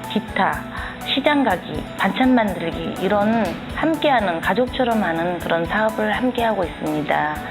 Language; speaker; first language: Korean; native; Korean